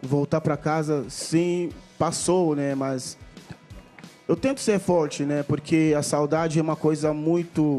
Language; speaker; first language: Portuguese; non-native, fluent; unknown